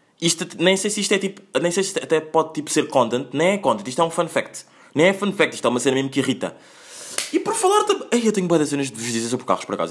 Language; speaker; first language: Portuguese; native; Portuguese